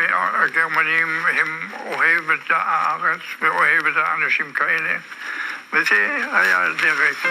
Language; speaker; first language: Hebrew; non-native, learner; German